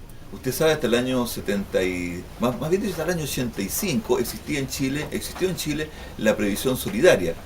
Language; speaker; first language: Spanish; native; Spanish